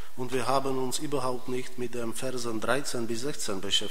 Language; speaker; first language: German; non-native, fluent; Polish